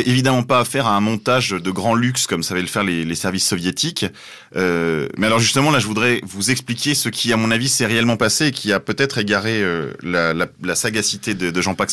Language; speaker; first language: French; native; French